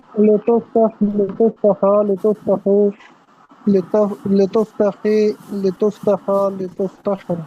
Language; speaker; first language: Arabic; non-native, learner; Urdu